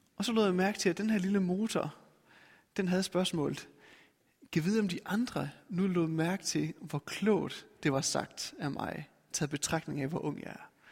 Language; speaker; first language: Danish; native; Danish